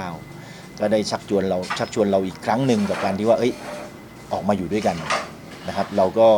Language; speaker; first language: Thai; native; Thai